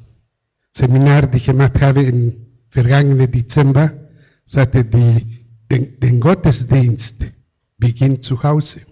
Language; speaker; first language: German; non-native, fluent; Spanish